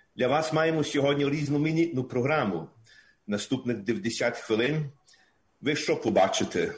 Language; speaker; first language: Ukrainian; early bilingual, heritage; Ukrainian